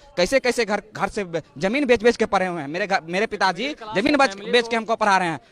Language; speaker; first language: Hindi; native; Hindi